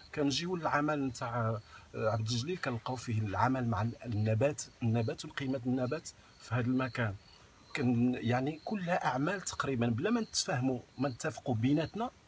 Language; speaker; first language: Arabic; native; Arabic